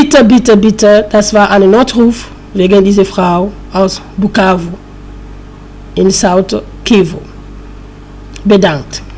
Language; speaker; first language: German; non-native, learner; French